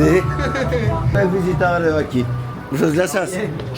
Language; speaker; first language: Spanish; non-native, learner; French